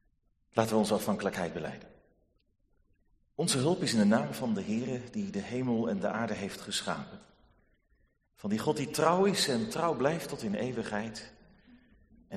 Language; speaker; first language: Dutch; native; Dutch